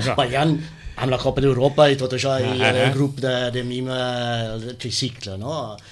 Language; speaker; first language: Catalan; non-native, fluent; English